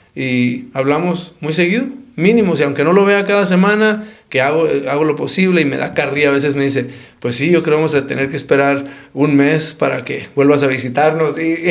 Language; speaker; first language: Spanish; early bilingual, heritage; Spanish